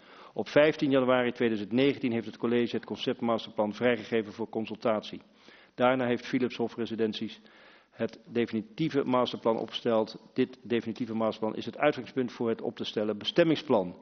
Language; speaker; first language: Dutch; native; Dutch